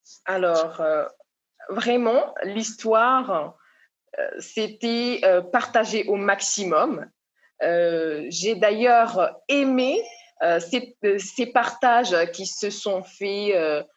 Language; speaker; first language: French; non-native, local second language; Comorian